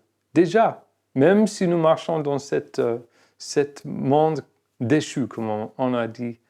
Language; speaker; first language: French; non-native, fluent; English